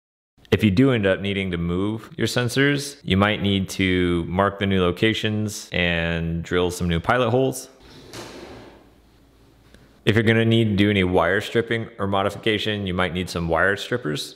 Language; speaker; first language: English; native; English